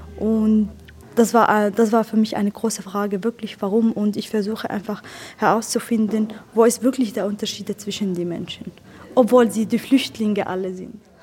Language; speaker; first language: German; non-native, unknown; Arabic